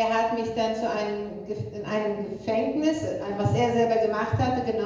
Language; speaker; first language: German; non-native, fluent; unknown